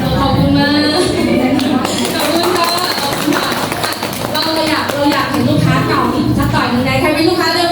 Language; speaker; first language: Thai; native; Thai